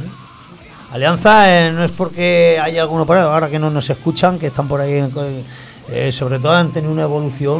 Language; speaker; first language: Spanish; native; Spanish